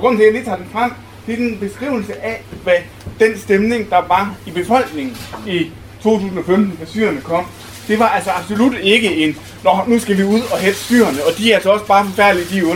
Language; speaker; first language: Danish; native; Danish